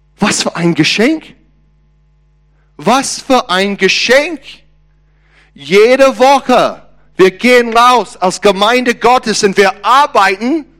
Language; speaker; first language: German; non-native, learner; English